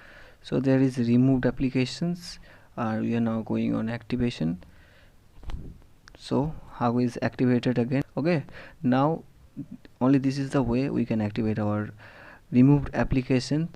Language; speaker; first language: English; non-native, local second language; Hindi